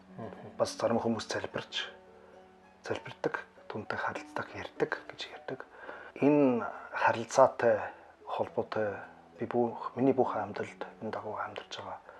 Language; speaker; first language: Mongolian; non-native, fluent; German